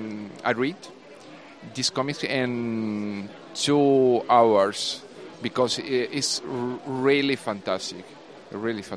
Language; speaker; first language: English; non-native, learner; Italian